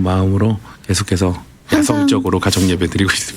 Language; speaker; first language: Korean; native; Korean